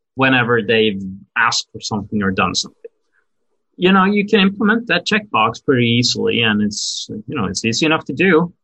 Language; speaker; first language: English; non-native, fluent; Norwegian